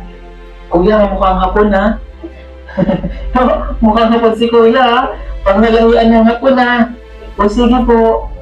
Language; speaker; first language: Filipino; non-native, local second language; Cebuano